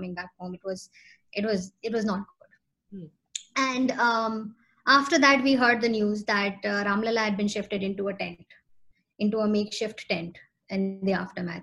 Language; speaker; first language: English; non-native, local second language; Hindi